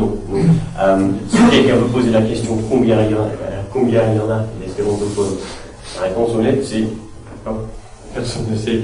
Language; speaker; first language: French; non-native, fluent; English